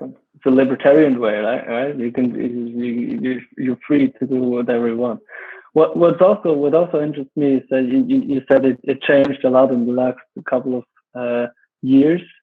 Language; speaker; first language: English; non-native, fluent; German